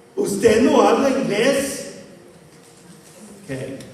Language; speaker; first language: Spanish; non-native, fluent; English